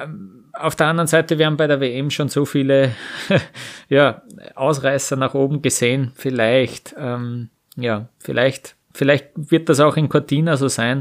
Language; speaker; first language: German; native; German